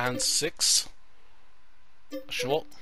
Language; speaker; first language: English; native; English